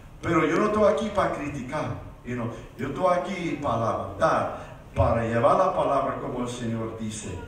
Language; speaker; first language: Spanish; early bilingual, heritage; Spanish